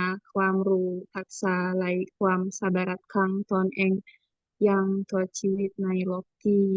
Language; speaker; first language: Thai; non-native, learner; Indonesian